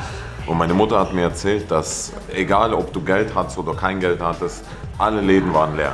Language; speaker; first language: German; early bilingual, other home language; Russian